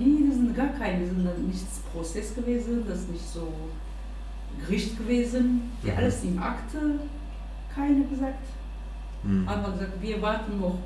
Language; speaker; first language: German; non-native, learner; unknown